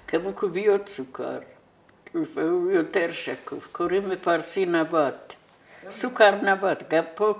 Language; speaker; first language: Hebrew; non-native, fluent; Persian